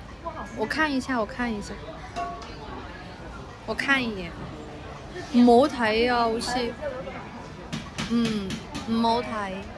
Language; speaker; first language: Chinese; non-native, local second language; Cantonese